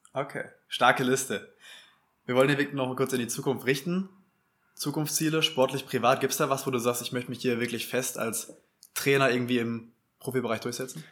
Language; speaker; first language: German; native; German